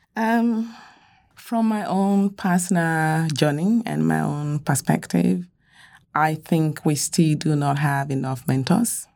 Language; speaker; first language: English; non-native, local second language; Yoruba